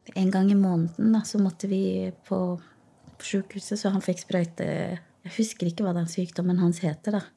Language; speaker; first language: Norwegian; early bilingual, other home language; Portuguese